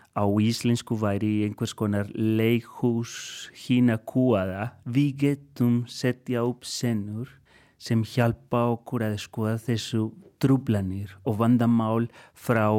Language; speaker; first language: Icelandic; non-native, fluent; Spanish